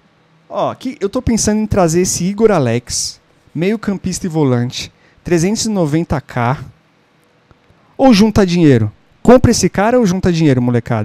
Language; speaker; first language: Portuguese; native; Portuguese